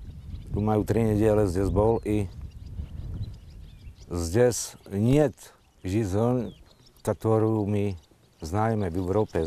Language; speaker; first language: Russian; non-native, learner; Slovak